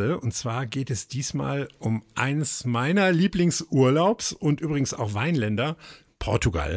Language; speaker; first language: German; native; German